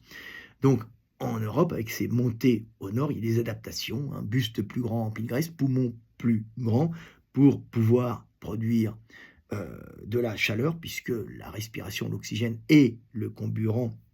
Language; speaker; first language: French; native; French